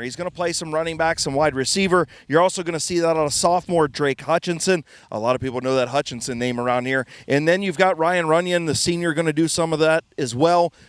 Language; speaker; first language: English; native; English